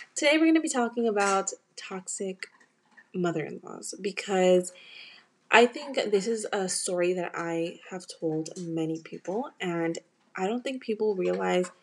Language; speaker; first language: English; early bilingual, other home language; Spanish